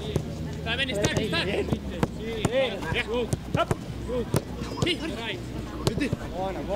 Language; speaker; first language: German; non-native, learner; Italian